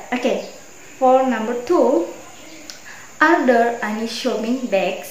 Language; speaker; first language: English; non-native, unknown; Indonesian